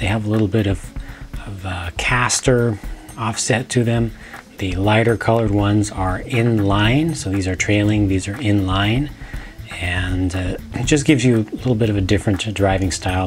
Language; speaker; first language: English; native; English